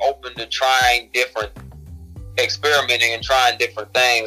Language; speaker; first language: English; native; English